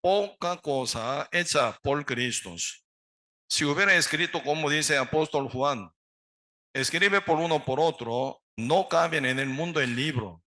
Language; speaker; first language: Spanish; non-native, learner; Korean